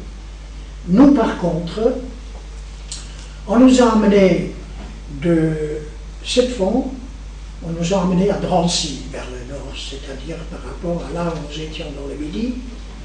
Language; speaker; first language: French; native; French